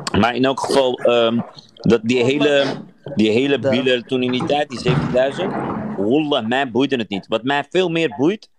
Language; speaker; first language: Dutch; early bilingual, other home language; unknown